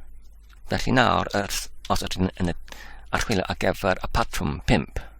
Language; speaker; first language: Welsh; non-native, learner; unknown